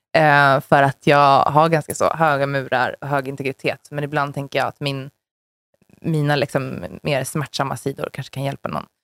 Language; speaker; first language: Swedish; native; Swedish